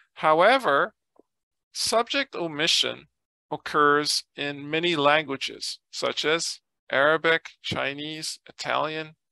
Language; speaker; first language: English; native; English